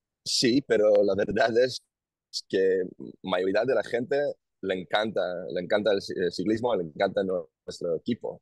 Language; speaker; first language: Spanish; non-native, learner; Hebrew